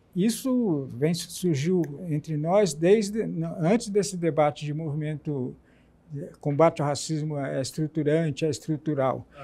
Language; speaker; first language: Portuguese; native; Portuguese